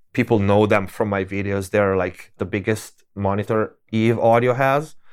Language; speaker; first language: English; non-native, fluent; Italian